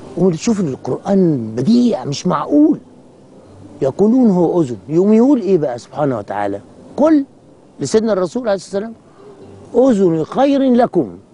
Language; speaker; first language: Arabic; native; Arabic